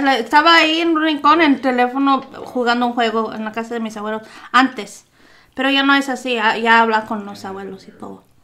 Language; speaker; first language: Spanish; early bilingual, heritage; Spanish